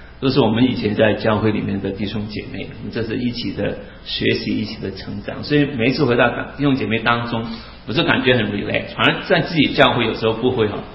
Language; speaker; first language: Chinese; non-native, local second language; Cantonese